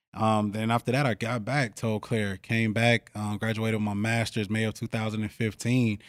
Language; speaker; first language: English; native; English